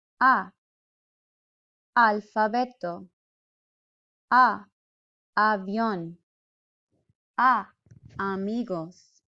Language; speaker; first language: Spanish; non-native, fluent; English